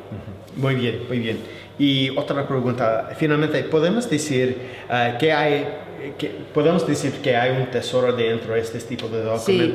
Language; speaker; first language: Spanish; non-native, fluent; English